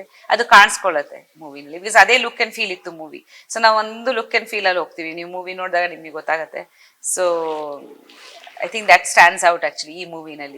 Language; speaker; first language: Kannada; non-native, fluent; Bangla